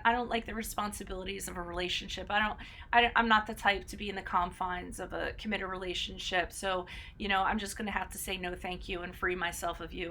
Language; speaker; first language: English; native; English